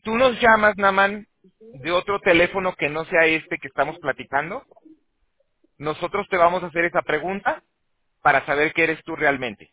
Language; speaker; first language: Spanish; native; Spanish